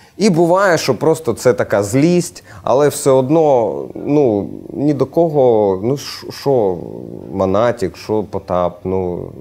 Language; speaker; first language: Ukrainian; non-native, local second language; Russian